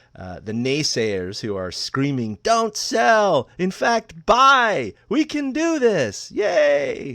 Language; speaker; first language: English; native; English